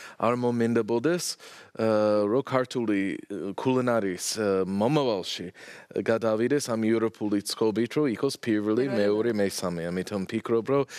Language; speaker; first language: Georgian; non-native, fluent; English